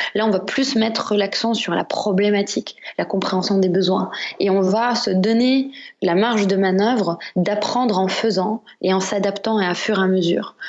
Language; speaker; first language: French; non-native, local second language; Arabic